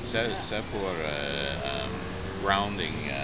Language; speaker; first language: French; non-native, local second language; English